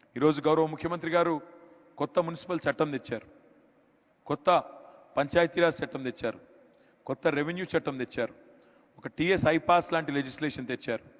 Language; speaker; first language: Telugu; native; Telugu